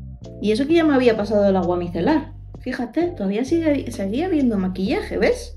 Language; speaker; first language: Spanish; native; Spanish